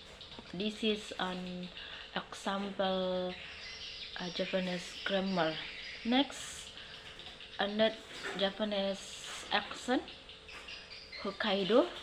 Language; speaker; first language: English; non-native, learner; Indonesian